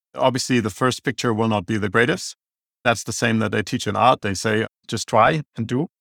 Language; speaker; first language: English; non-native, fluent; German